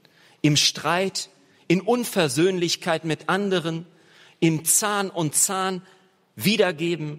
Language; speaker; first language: German; native; German